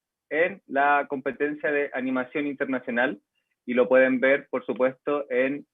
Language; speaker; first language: Spanish; native; Spanish